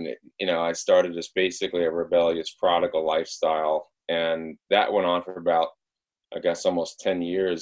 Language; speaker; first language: English; native; English